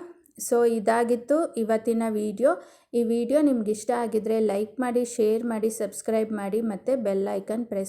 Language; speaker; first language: Kannada; native; Kannada